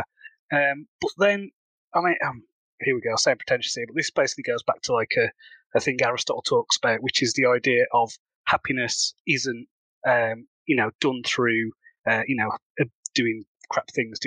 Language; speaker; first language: English; native; English